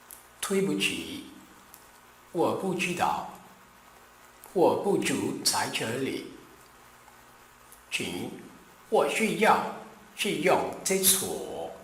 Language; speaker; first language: Chinese; non-native, learner; Portuguese